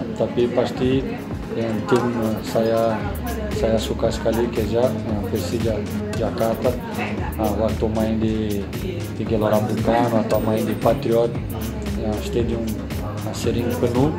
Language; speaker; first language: Indonesian; non-native, fluent; Portuguese